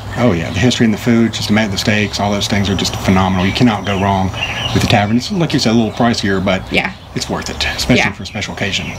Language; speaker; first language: English; native; English